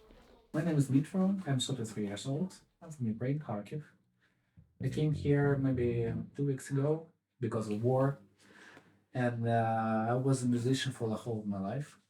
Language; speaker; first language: English; non-native, fluent; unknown